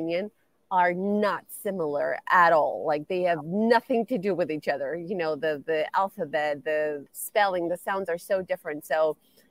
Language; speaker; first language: English; non-native, fluent; Romanian